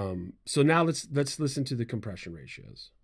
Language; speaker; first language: English; native; English